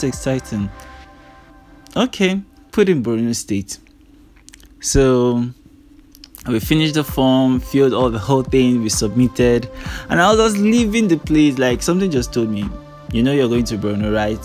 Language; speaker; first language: English; non-native, local second language; Igbo